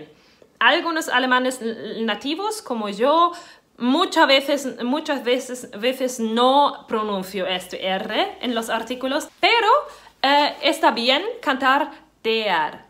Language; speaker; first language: Spanish; non-native, fluent; German